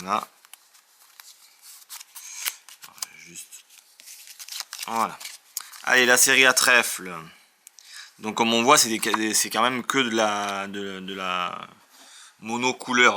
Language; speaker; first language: French; native; French